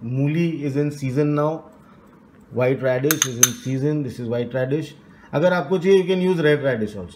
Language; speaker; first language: English; non-native, local second language; Hindi